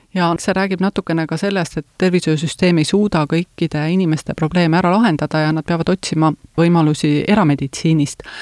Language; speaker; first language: Estonian; native; Estonian